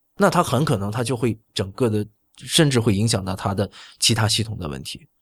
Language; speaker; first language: Chinese; native; Chinese